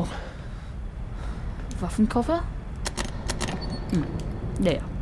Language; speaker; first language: German; native; German